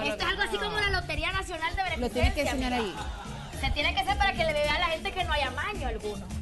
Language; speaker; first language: Spanish; native; Spanish